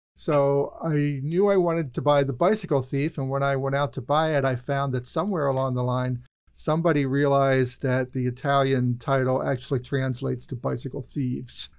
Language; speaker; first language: English; native; English